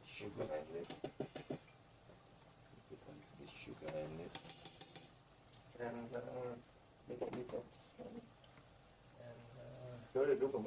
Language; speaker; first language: English; non-native, learner; Thai